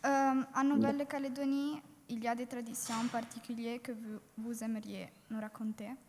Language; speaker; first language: French; non-native, learner; Italian